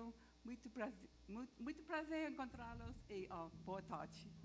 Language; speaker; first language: Portuguese; non-native, learner; English